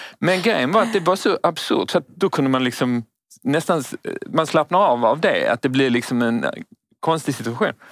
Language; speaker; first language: Swedish; native; Swedish